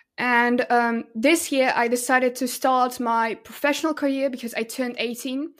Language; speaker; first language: English; non-native, fluent; Russian